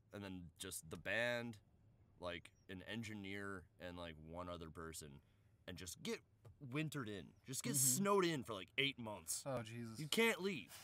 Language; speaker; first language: English; native; English